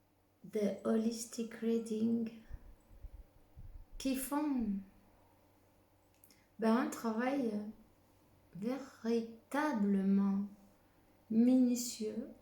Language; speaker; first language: French; non-native, fluent; Spanish